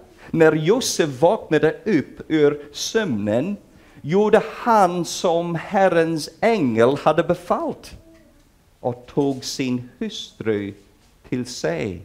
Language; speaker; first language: Swedish; non-native, fluent; English